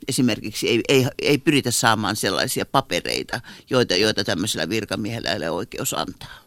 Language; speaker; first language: Finnish; native; Finnish